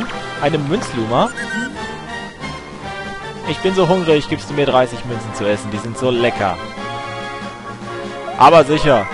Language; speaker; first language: German; native; German